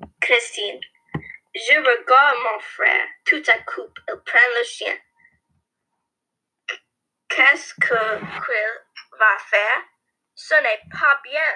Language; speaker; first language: French; non-native, learner; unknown